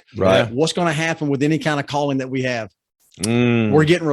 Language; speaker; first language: English; native; English